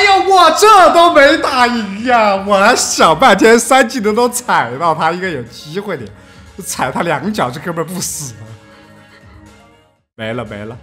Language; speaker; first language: Chinese; native; Chinese